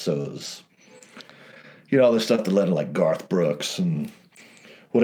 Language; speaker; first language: English; native; English